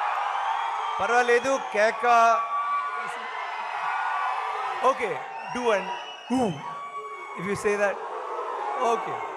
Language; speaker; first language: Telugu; non-native, learner; Tamil